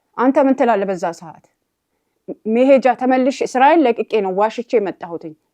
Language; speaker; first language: Amharic; native; Amharic